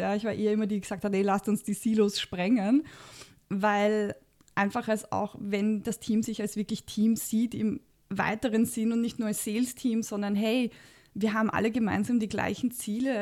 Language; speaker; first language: German; native; German